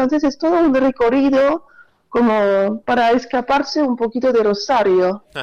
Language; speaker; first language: Spanish; non-native, fluent; French